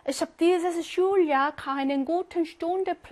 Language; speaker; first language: German; non-native, fluent; Korean